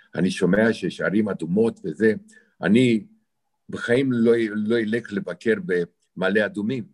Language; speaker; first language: Hebrew; non-native, fluent; Romanian